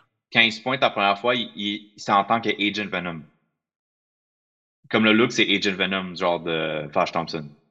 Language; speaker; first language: French; native; French